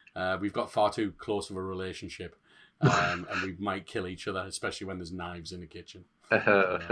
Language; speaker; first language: English; native; English